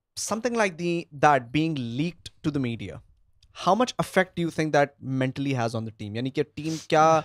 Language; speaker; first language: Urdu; native; Urdu